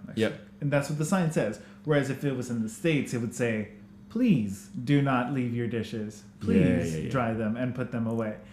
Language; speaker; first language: English; native; English